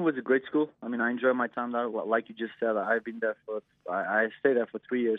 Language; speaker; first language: English; non-native, fluent; Portuguese